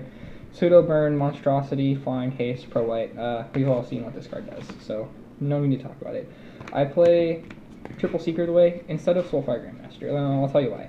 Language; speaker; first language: English; native; English